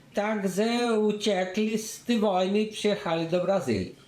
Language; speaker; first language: Polish; early bilingual, heritage; Polish